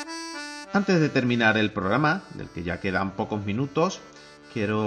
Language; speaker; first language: Spanish; native; Spanish